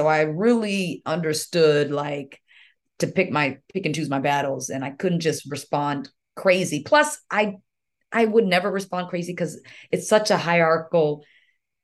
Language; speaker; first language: English; early bilingual, other home language; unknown